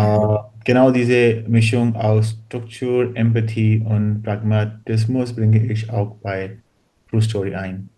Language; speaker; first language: German; non-native, learner; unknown